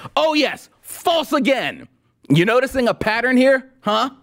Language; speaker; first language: English; native; English